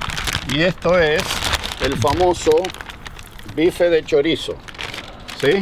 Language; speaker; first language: Spanish; native; Spanish